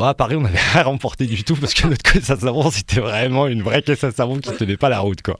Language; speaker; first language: French; early bilingual, other home language; Arabic